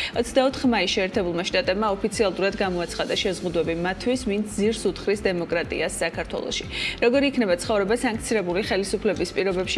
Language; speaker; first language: Georgian; native; Georgian